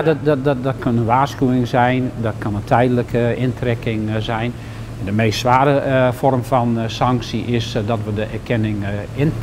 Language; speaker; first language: Dutch; native; Dutch